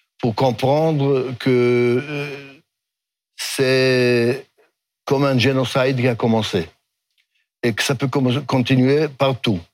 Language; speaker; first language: French; non-native, fluent; Hebrew